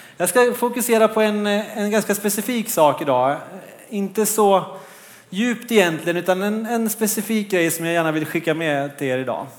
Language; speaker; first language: Swedish; native; Swedish